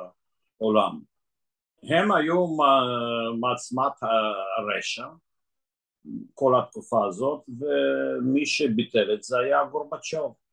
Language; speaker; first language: Hebrew; non-native, fluent; Russian